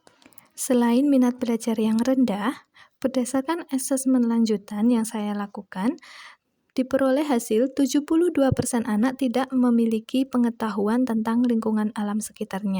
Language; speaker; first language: Indonesian; native; Indonesian